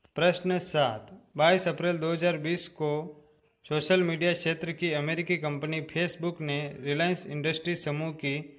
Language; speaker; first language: Hindi; native; Hindi